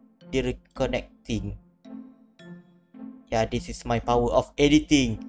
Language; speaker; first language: English; non-native, local second language; Malay